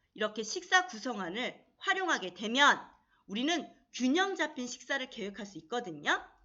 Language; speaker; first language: Korean; native; Korean